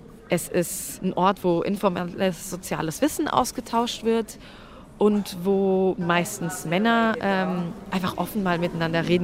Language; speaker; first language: German; native; German